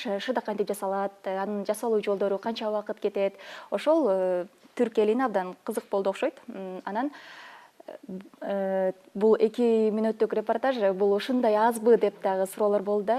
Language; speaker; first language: Kyrgyz; native; Kyrgyz